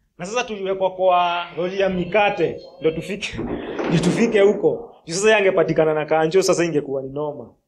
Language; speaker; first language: Swahili; non-native, local second language; Kikuyu